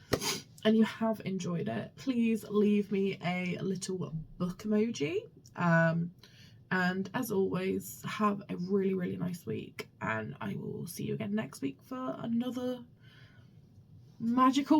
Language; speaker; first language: English; native; English